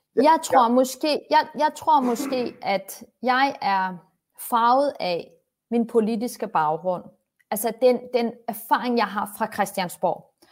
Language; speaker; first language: Danish; early bilingual, other home language; Turkish